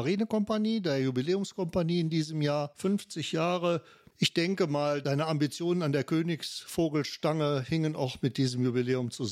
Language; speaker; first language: German; native; German